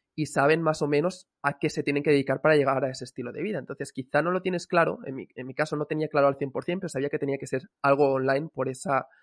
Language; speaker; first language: Spanish; native; Spanish